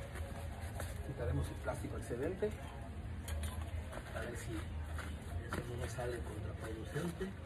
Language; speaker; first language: Spanish; native; Spanish